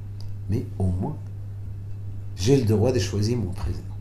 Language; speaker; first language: French; non-native, fluent; Arabic